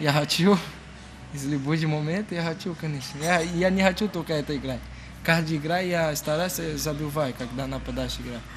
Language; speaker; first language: Russian; non-native, learner; Portuguese